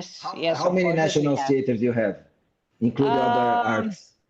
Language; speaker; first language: English; non-native, fluent; Portuguese